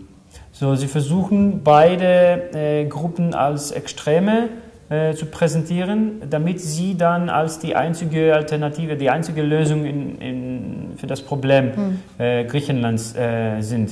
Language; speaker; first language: German; non-native, fluent; Greek